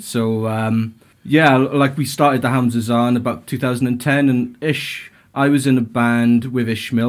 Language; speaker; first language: English; native; English